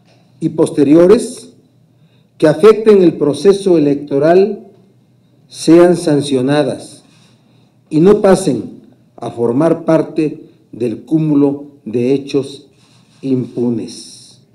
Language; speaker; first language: Spanish; native; Spanish